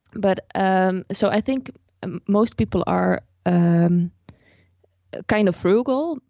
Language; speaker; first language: English; non-native, fluent; Dutch